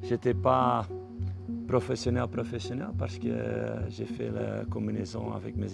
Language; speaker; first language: French; non-native, fluent; Dutch